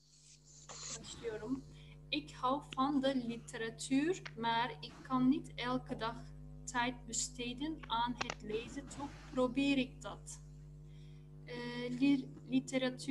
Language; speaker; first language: Dutch; non-native, learner; Turkish